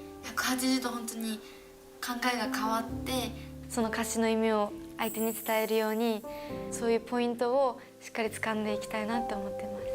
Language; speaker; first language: Japanese; native; Japanese